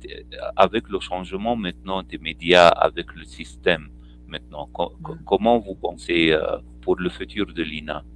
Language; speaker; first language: French; non-native, fluent; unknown